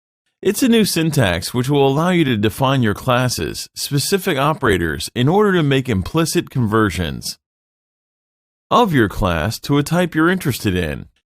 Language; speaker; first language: English; non-native, fluent; French